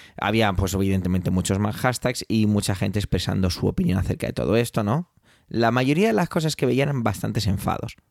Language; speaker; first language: Spanish; early bilingual, other home language; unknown